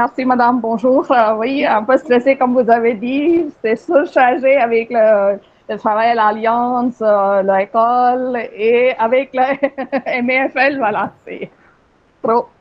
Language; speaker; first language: French; non-native, fluent; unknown